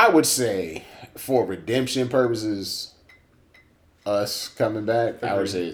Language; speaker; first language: English; native; English